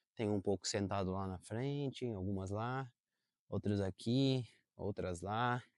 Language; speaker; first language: Portuguese; native; Portuguese